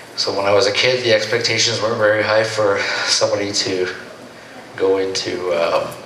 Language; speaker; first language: English; native; English